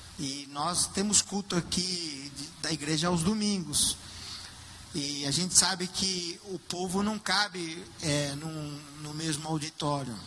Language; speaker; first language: Portuguese; native; Portuguese